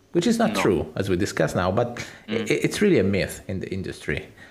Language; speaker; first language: English; non-native, fluent; Italian